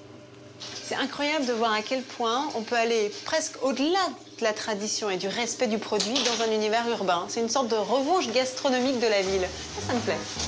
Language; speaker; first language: French; native; French